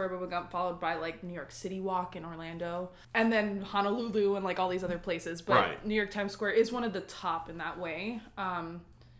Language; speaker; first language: English; early bilingual, other home language; Spanish